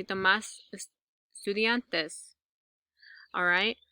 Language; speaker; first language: Spanish; non-native, learner; English